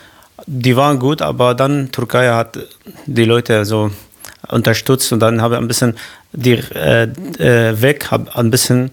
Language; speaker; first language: German; non-native, learner; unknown